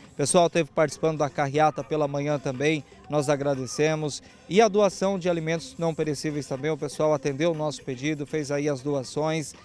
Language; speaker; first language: Portuguese; native; Portuguese